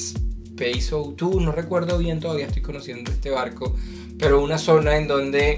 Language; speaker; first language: Spanish; native; Spanish